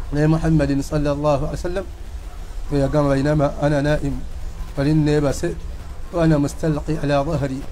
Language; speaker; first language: Arabic; non-native, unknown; Ganda